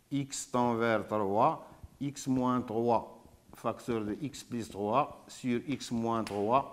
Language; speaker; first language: French; non-native, local second language; Arabic